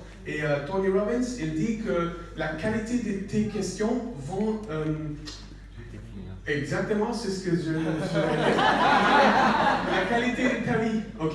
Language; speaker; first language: French; non-native, learner; English